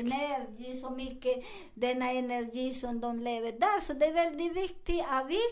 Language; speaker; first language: Swedish; non-native, fluent; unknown